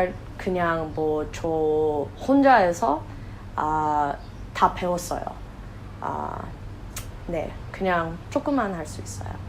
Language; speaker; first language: Korean; early bilingual, heritage; English